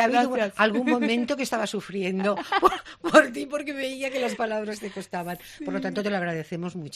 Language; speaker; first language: Spanish; native; Spanish